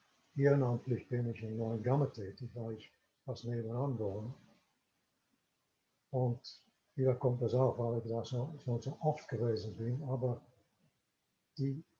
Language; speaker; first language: German; non-native, fluent; Dutch